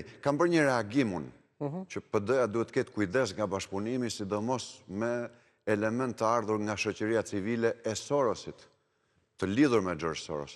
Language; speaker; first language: Albanian; native; Albanian